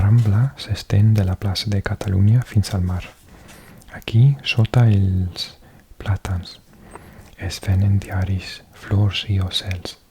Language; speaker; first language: Catalan; non-native, learner; English